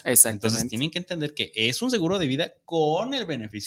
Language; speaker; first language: Spanish; native; Spanish